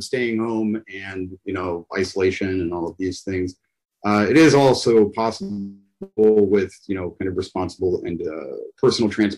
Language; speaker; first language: English; native; English